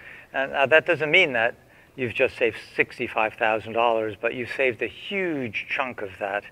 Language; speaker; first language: English; native; English